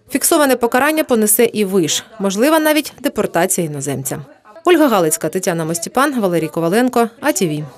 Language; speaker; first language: Ukrainian; native; Ukrainian